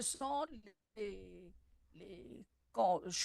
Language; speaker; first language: French; non-native, local second language; Malagasy